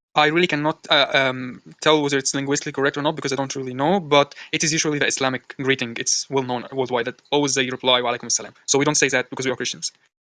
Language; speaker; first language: English; non-native, fluent; Arabic